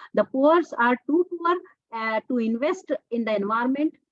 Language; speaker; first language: English; non-native, local second language; Telugu